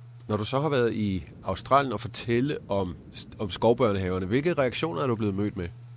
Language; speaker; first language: Danish; native; Danish